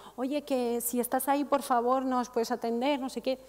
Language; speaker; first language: Spanish; non-native, fluent; Arabic